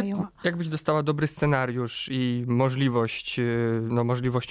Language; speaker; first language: Polish; native; Polish